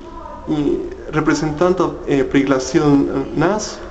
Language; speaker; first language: Russian; non-native, learner; Spanish